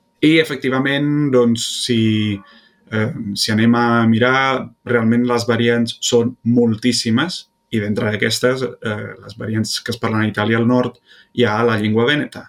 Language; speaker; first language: Catalan; non-native, fluent; Italian